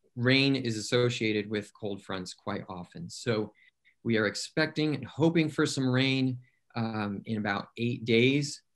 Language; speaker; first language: English; native; English